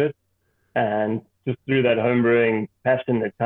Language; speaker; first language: English; native; English